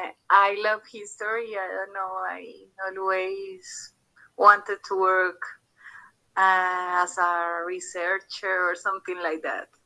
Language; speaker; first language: English; non-native, learner; Spanish